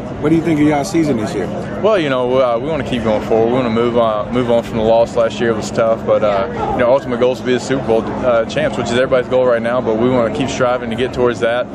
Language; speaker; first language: English; native; English